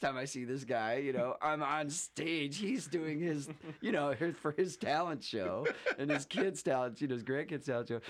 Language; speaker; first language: English; native; English